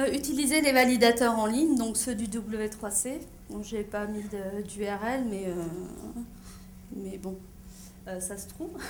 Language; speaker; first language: French; native; French